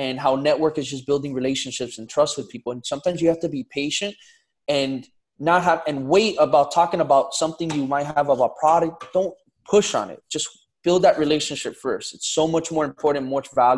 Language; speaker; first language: English; native; English